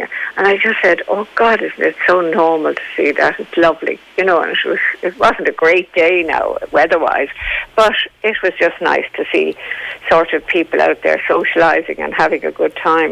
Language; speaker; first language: English; native; English